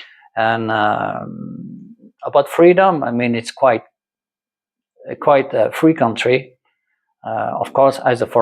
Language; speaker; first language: English; non-native, learner; French